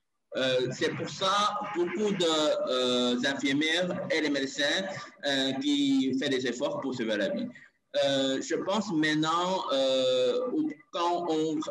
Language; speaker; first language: French; non-native, learner; Chinese